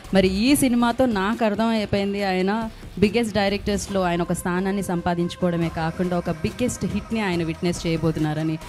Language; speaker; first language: Telugu; native; Telugu